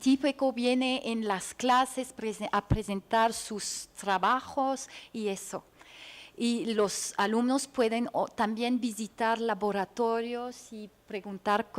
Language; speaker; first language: Spanish; non-native, fluent; French